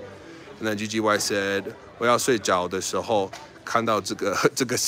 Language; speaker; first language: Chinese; non-native, fluent; English